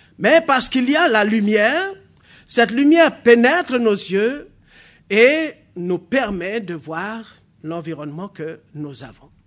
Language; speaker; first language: French; non-native, local second language; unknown